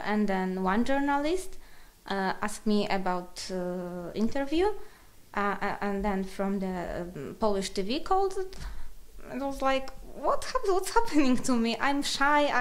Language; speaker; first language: English; non-native, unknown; Polish